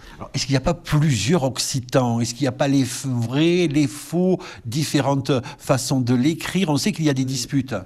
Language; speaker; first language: French; native; French